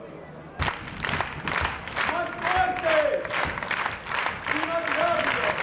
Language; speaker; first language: Spanish; non-native, learner; English